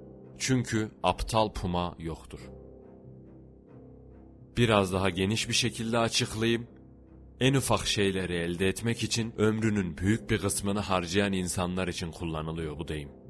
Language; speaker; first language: Turkish; native; Turkish